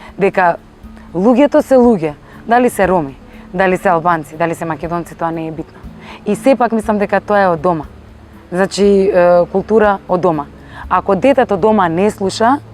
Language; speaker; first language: Macedonian; non-native, local second language; Albanian